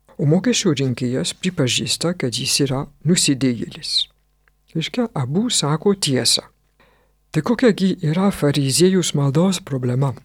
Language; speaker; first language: Lithuanian; non-native, fluent; French